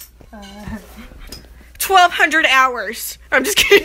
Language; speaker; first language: English; early bilingual, other home language; Spanish